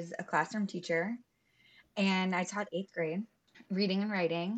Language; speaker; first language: English; native; English